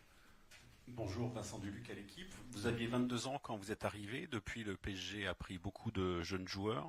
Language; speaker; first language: French; native; French